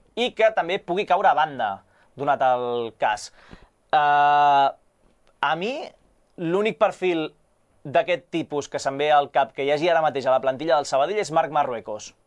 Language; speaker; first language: Catalan; native; Catalan